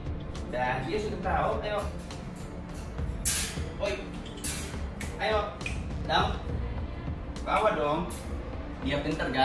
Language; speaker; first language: Indonesian; non-native, learner; English